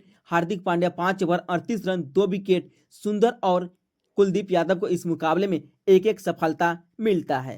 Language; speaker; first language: Hindi; native; Hindi